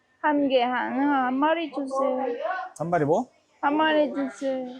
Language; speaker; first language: Korean; non-native, learner; Vietnamese